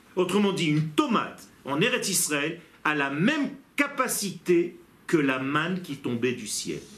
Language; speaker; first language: French; non-native, fluent; Hebrew